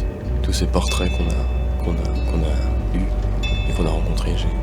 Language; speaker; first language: French; native; French